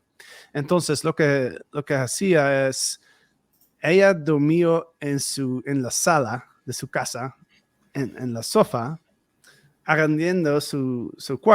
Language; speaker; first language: Spanish; non-native, fluent; Dutch